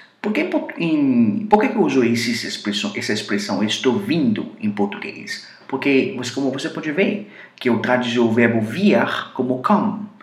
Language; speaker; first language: Portuguese; non-native, fluent; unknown